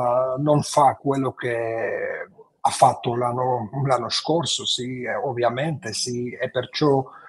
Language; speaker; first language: Italian; non-native, fluent; Georgian